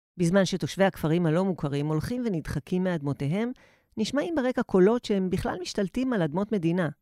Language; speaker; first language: Hebrew; native; Hebrew